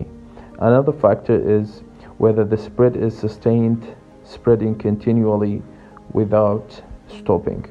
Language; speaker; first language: English; non-native, fluent; Arabic